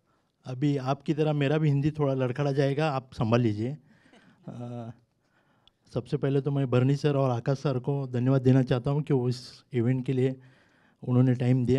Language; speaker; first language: Hindi; non-native, local second language; Marathi